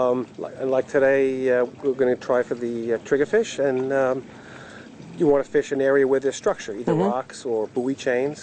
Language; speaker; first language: English; native; English